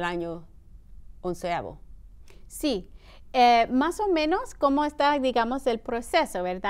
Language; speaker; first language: Spanish; early bilingual, heritage; Spanish